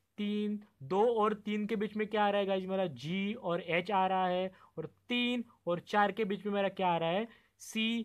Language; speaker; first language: Hindi; non-native, local second language; Marathi